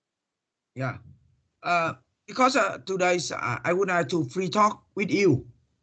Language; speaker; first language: English; non-native, learner; Vietnamese